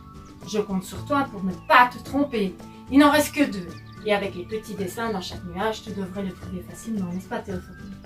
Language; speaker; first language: French; native; French